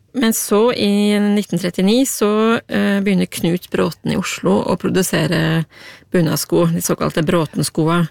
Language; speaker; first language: Norwegian; native; Norwegian